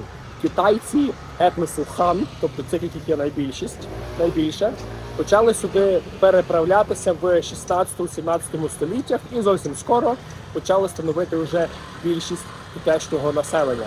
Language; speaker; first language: Ukrainian; native; Ukrainian